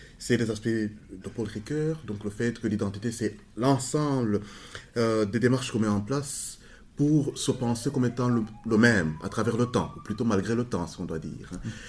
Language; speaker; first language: French; non-native, local second language; Kinyarwanda